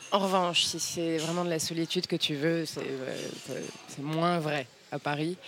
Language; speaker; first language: French; native; French